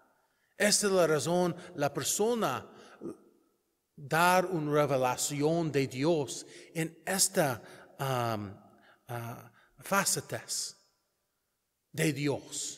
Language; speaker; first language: Spanish; non-native, learner; English